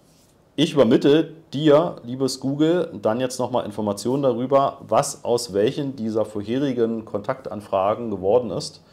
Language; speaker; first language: German; native; German